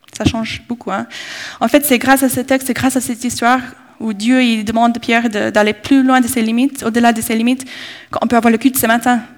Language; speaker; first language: French; non-native, fluent; English